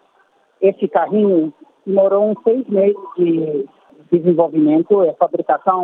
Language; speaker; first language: Portuguese; non-native, fluent; English